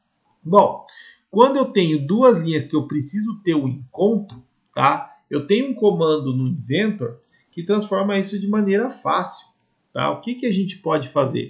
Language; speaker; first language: Portuguese; native; Portuguese